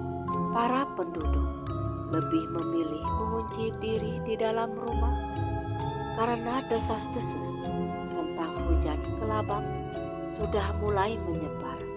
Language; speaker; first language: Indonesian; native; Indonesian